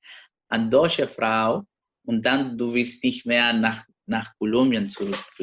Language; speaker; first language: German; non-native, learner; Spanish